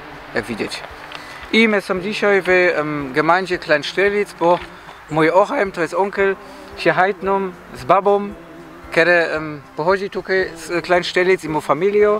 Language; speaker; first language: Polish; early bilingual, heritage; German